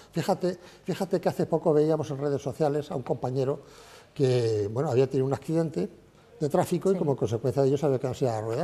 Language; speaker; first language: Spanish; native; Spanish